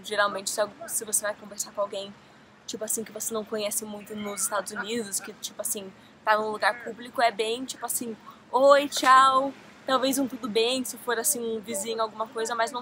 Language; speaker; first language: Portuguese; early bilingual, heritage; Portuguese